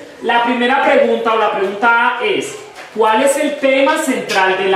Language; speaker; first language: Spanish; native; Spanish